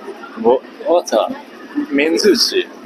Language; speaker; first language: Chinese; non-native, learner; Mongolian